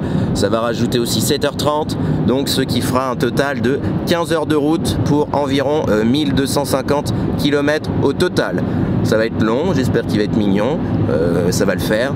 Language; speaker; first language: French; native; French